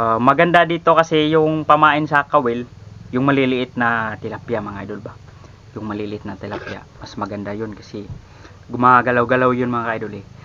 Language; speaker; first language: Filipino; non-native, local second language; Cebuano